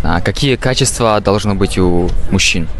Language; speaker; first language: Russian; non-native, local second language; Kazakh